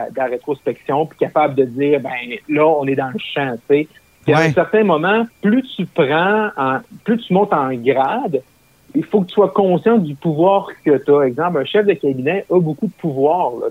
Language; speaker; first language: French; native; French